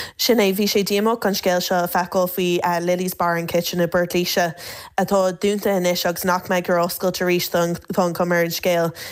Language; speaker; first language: Irish; native; Irish